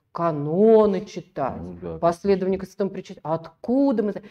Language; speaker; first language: Russian; native; Russian